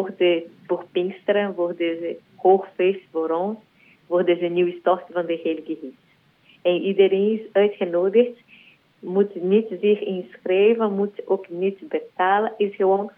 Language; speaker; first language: Dutch; non-native, learner; Portuguese